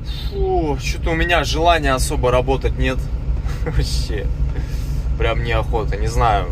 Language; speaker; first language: Russian; native; Russian